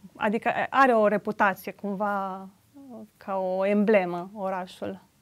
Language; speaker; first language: Romanian; native; Romanian